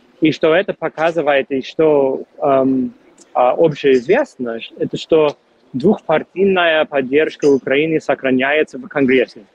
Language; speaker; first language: Russian; non-native, fluent; English